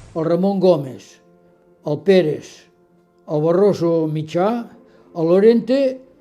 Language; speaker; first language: Spanish; non-native, local second language; Catalan